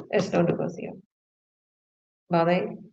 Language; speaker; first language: Spanish; non-native, learner; English